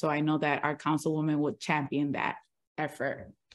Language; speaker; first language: English; early bilingual, other home language; Spanish